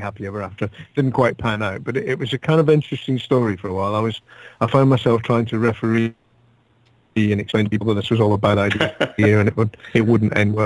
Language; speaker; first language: English; native; English